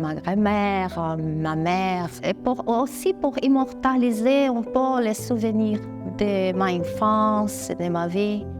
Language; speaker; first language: French; non-native, learner; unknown